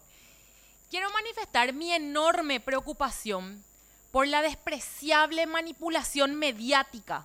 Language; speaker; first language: Spanish; native; Spanish